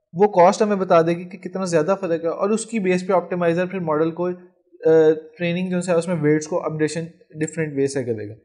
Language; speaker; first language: Urdu; non-native, local second language; Punjabi